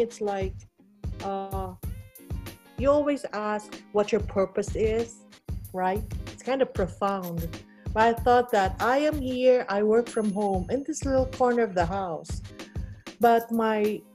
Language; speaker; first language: English; non-native, local second language; Filipino